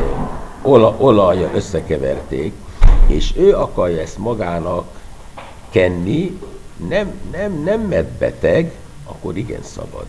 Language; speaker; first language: Hungarian; non-native, fluent; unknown